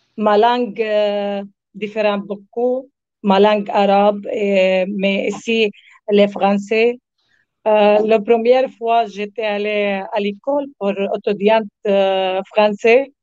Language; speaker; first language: French; non-native, learner; Arabic